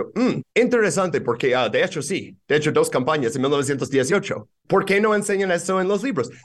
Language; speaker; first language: Spanish; non-native, fluent; English